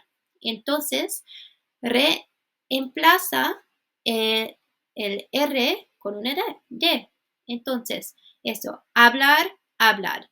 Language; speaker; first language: Spanish; non-native, fluent; English